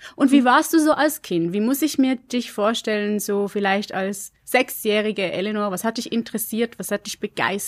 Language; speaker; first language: German; native; German